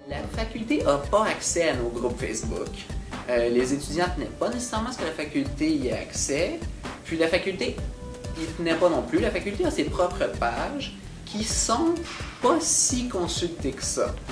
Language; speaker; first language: French; native; French